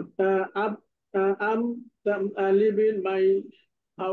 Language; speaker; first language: English; non-native, learner; Bangla